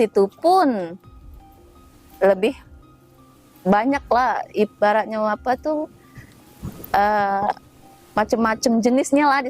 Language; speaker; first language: Indonesian; native; Indonesian